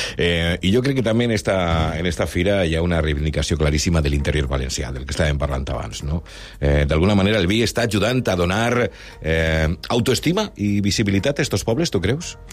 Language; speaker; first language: Catalan; native; Catalan